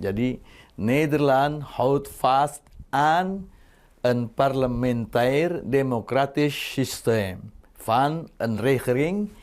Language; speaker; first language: Dutch; non-native, fluent; Indonesian